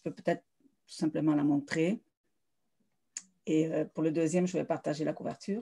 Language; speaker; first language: French; early bilingual, other home language; Spanish